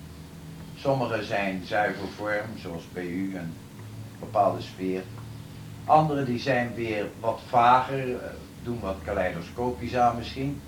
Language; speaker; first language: Dutch; native; Dutch